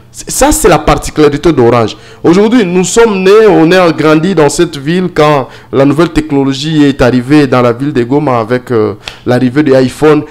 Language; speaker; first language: French; non-native, local second language; Swahili